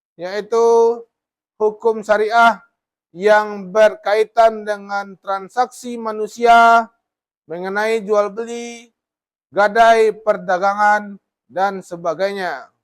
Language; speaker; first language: Indonesian; native; Indonesian